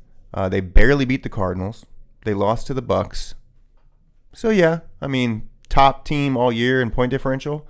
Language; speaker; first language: English; native; English